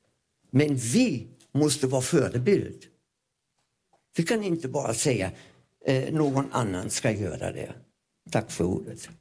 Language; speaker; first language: Swedish; non-native, fluent; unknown